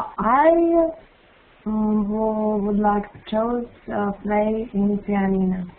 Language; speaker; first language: English; non-native, learner; Russian